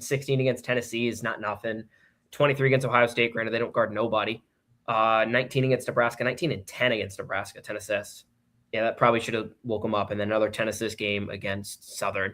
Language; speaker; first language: English; native; English